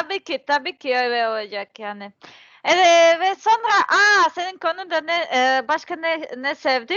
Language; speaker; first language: Turkish; non-native, learner; Serbian